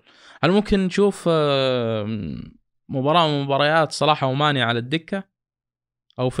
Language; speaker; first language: Arabic; native; Arabic